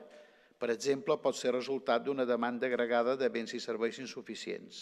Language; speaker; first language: Catalan; native; Catalan